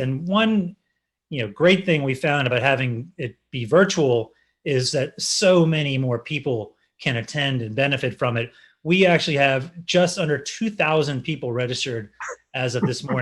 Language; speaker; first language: English; native; English